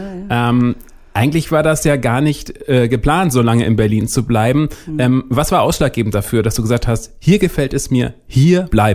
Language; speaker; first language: German; native; German